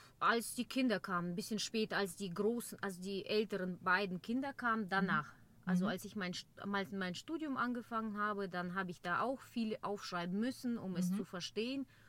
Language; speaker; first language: German; non-native, fluent; Russian